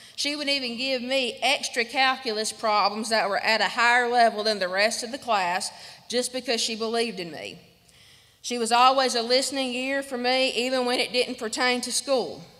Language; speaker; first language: English; native; English